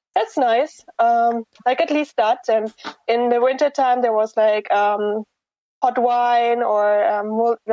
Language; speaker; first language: English; non-native, fluent; German